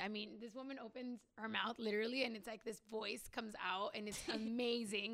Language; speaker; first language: English; early bilingual, other home language; Spanish